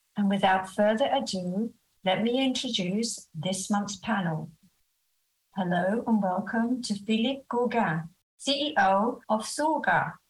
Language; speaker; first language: English; native; English